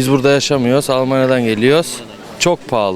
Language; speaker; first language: Turkish; early bilingual, other home language; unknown